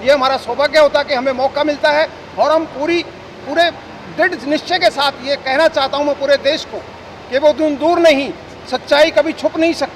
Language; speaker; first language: Hindi; native; Hindi